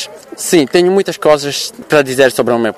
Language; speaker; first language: Portuguese; non-native, fluent; Bulgarian